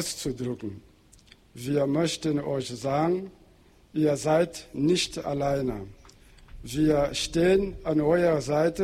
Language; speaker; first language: German; non-native, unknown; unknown